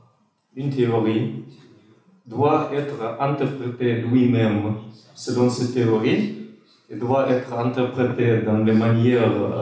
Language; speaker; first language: French; non-native, fluent; Russian